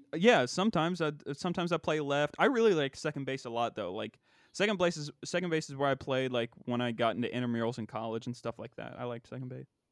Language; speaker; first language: English; native; English